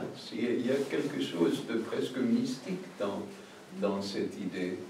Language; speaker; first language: French; non-native, fluent; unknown